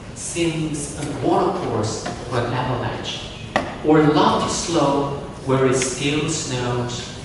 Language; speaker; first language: English; non-native, fluent; Korean